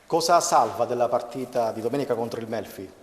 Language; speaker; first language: Italian; native; Italian